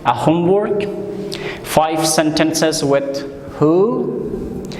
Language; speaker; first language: English; non-native, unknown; Persian